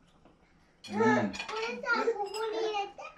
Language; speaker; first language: Japanese; native; Japanese